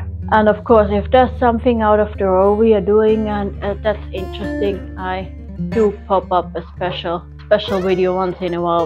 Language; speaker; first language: English; non-native, fluent; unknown